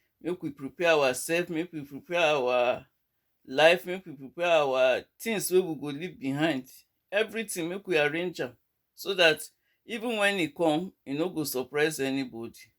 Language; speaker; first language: Nigerian Pidgin; non-native, local second language; Yoruba